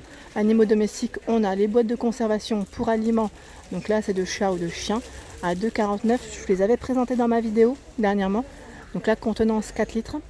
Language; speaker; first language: French; native; French